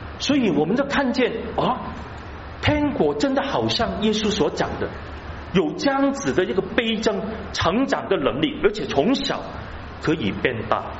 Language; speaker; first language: Chinese; non-native, local second language; Cantonese